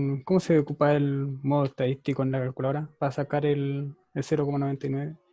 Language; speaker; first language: Spanish; native; Spanish